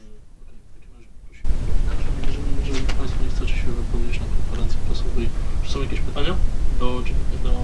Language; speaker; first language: Polish; native; Polish